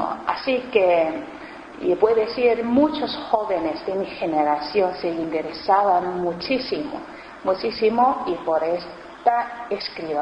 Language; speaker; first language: Spanish; non-native, fluent; Chinese